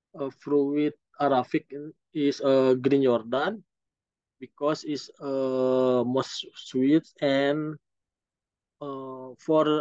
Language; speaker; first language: English; non-native, learner; Indonesian